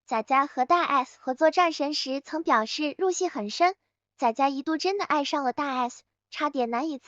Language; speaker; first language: Chinese; native; Chinese